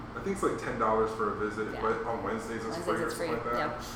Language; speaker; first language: English; native; English